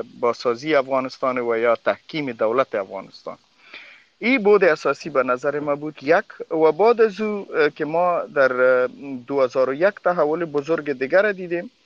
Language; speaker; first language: Persian; non-native, local second language; Pashto